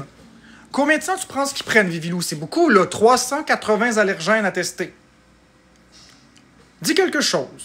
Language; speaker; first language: French; native; French